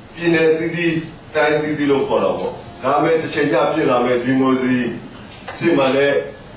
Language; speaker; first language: Burmese; non-native, local second language; Mon